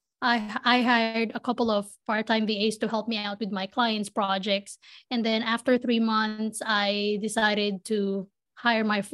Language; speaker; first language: English; non-native, local second language; Filipino